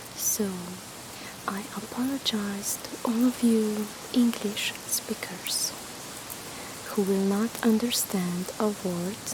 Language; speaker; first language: English; non-native, fluent; Slovenian